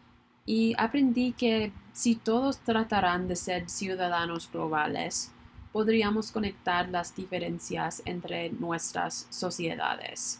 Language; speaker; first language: Spanish; non-native, learner; English